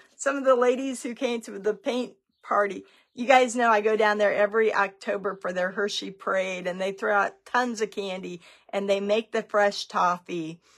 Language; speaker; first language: English; native; English